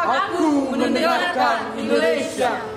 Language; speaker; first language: Indonesian; non-native, local second language; Minangkabau